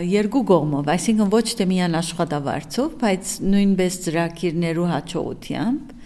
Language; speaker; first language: Armenian; early bilingual, heritage; Arabic